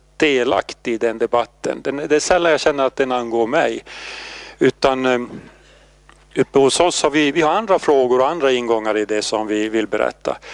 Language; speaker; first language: Swedish; native; Swedish